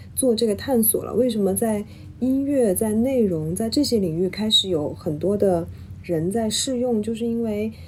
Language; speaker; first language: Chinese; native; Chinese